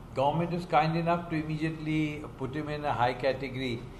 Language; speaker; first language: English; non-native, local second language; Marathi